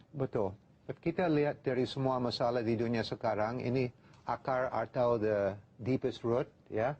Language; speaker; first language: Indonesian; non-native, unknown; English